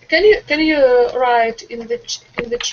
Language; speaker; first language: English; non-native, learner; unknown